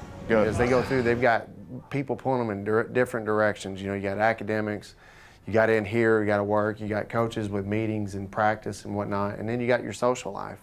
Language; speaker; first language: English; native; English